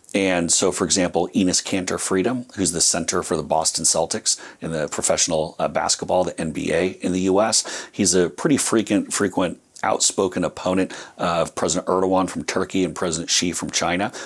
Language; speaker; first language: English; native; English